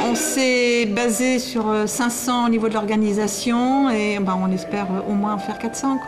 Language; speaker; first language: French; native; French